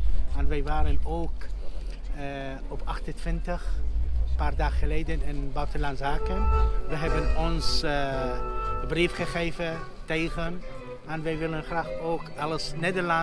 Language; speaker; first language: Dutch; non-native, learner; Arabic